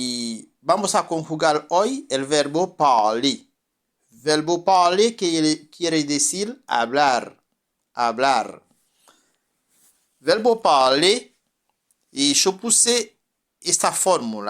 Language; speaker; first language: Spanish; non-native, fluent; French